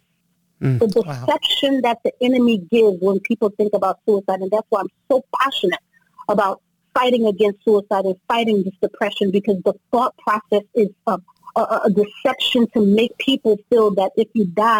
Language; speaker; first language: English; native; English